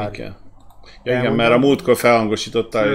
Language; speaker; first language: Hungarian; native; Hungarian